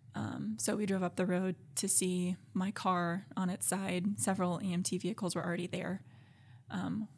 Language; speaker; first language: English; native; English